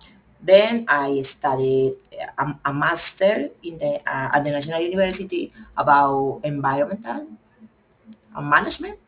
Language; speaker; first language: English; non-native, learner; Spanish